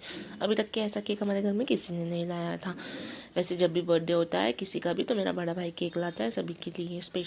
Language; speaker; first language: Hindi; native; Hindi